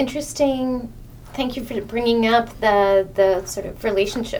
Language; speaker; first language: English; non-native, local second language; Hindi